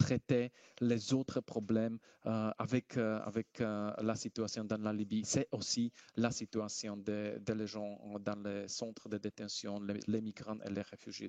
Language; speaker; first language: French; non-native, fluent; Slovak